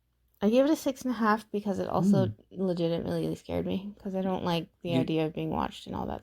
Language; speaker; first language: English; native; English